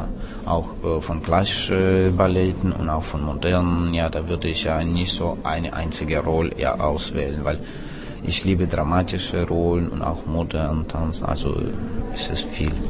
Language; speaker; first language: German; non-native, fluent; Russian